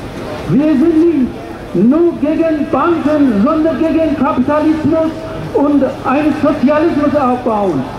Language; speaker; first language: German; non-native, learner; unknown